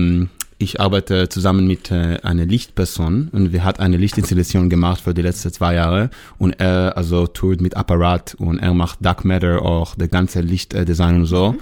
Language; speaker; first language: German; non-native, learner; Hebrew